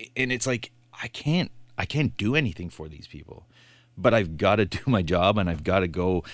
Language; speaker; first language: English; native; English